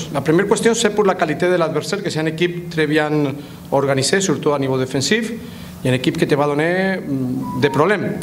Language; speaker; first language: French; non-native, fluent; Spanish